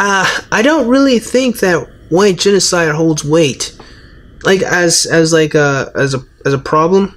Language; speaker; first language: English; native; English